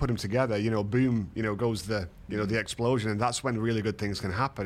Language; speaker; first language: English; native; English